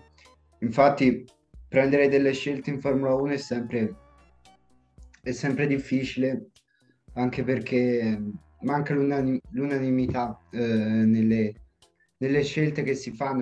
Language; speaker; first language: Italian; native; Italian